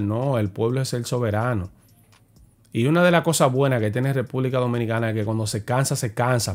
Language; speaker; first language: Spanish; native; Spanish